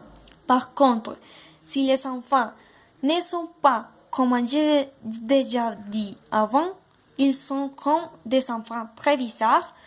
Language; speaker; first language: French; non-native, learner; Spanish